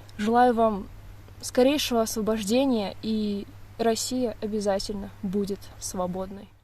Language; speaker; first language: Russian; native; Russian